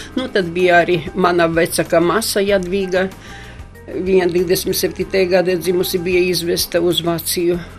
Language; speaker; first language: Latvian; non-native, local second language; Polish